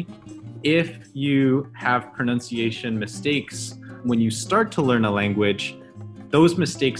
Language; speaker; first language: English; early bilingual, other home language; Chinese